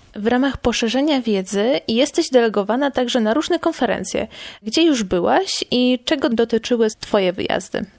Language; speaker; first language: Polish; native; Polish